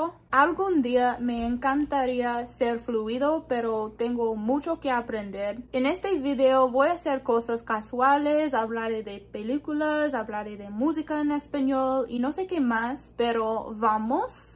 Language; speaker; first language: Spanish; non-native, learner; English